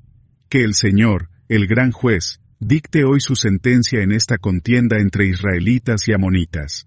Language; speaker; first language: Spanish; native; Spanish